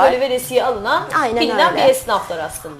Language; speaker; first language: Turkish; native; Turkish